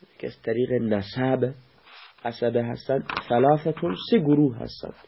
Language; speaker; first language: Persian; non-native, local second language; Baluchi